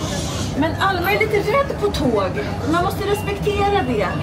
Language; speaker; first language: Swedish; native; Swedish